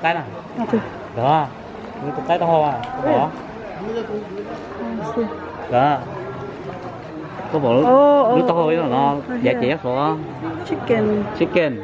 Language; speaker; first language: Thai; non-native, learner; Hmong